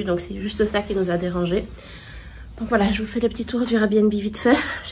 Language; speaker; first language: French; native; French